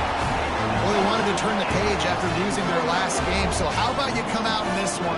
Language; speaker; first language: English; native; English